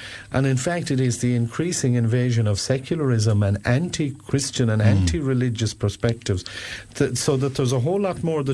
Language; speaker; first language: English; native; English